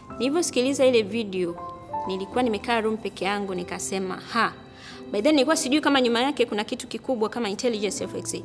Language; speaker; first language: Swahili; native; Swahili